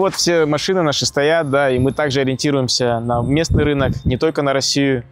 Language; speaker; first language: Russian; native; Russian